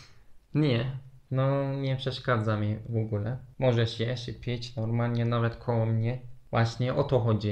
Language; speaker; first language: Polish; non-native, learner; Turkish